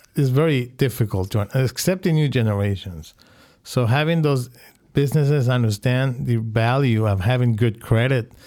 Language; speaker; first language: English; non-native, fluent; Spanish